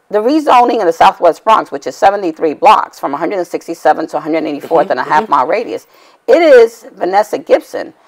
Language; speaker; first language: English; native; English